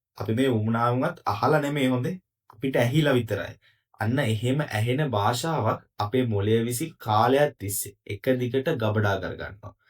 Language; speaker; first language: Sinhala; native; Sinhala